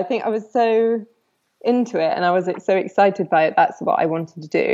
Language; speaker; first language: English; native; English